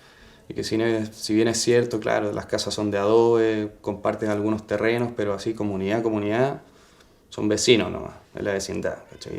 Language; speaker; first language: Spanish; native; Spanish